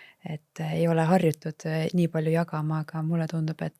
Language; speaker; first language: Estonian; native; Estonian